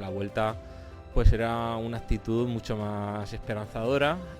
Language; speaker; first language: Spanish; native; Spanish